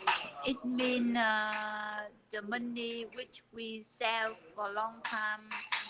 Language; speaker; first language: English; non-native, learner; Vietnamese